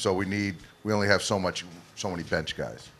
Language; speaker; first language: English; native; English